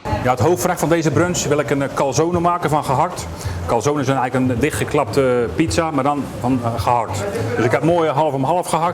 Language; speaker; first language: Dutch; native; Dutch